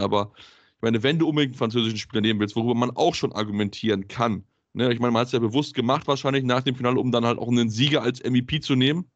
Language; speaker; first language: German; native; German